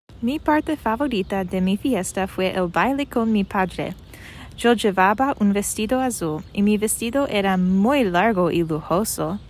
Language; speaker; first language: Spanish; non-native, learner; English